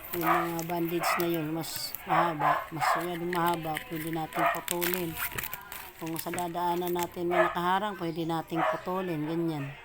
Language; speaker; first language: Filipino; native; Filipino